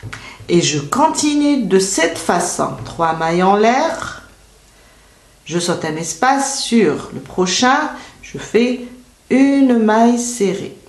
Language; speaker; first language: French; native; French